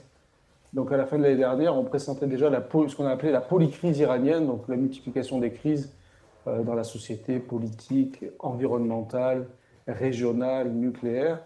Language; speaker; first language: French; native; French